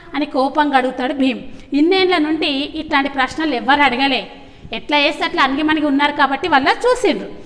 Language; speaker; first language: Telugu; native; Telugu